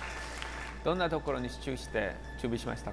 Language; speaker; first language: Japanese; non-native, fluent; Korean